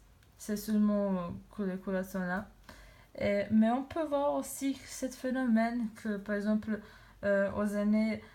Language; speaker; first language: French; non-native, learner; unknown